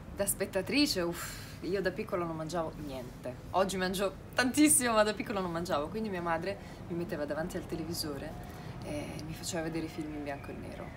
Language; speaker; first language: Italian; early bilingual, other home language; Russian